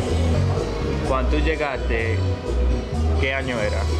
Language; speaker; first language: Spanish; early bilingual, heritage; Spanish